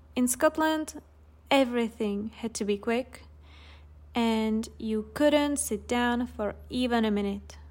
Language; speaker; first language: English; non-native, fluent; Czech